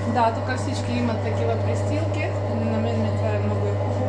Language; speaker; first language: Bulgarian; non-native, learner; Russian